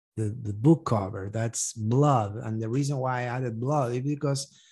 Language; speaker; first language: English; non-native, fluent; Spanish